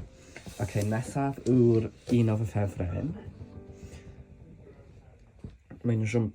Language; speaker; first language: Welsh; non-native, local second language; English